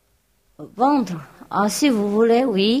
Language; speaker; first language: French; non-native, learner; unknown